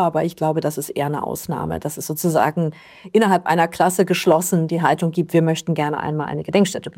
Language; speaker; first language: German; native; German